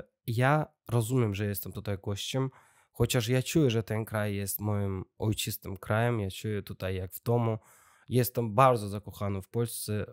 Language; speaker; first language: Polish; non-native, learner; Russian